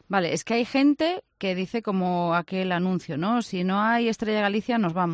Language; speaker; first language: Spanish; native; Spanish